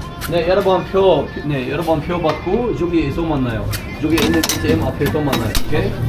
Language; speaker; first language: Korean; non-native, learner; Arabic